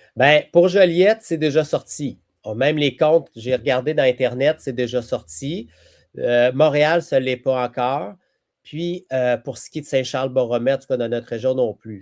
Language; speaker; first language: French; native; French